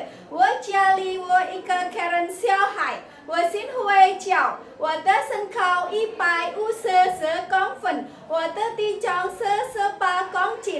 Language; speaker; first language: Chinese; non-native, learner; Indonesian